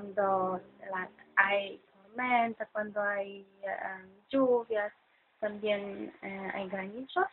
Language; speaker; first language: Spanish; non-native, fluent; Polish